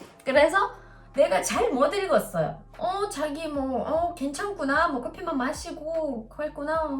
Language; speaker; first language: Korean; non-native, learner; Russian